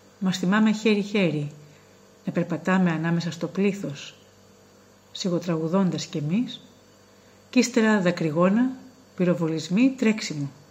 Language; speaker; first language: Greek; native; Greek